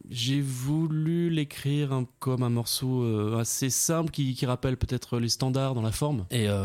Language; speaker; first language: French; native; French